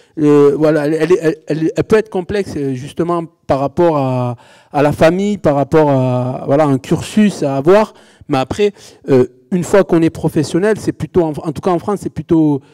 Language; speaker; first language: French; native; French